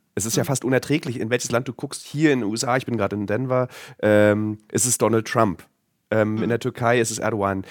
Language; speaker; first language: German; native; German